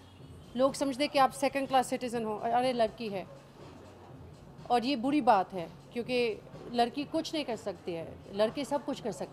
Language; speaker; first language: Hindi; early bilingual, heritage; English